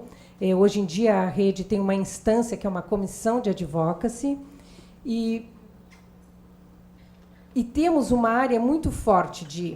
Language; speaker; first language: Portuguese; native; Portuguese